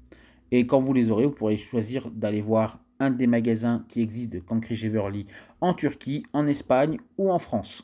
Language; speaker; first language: French; native; French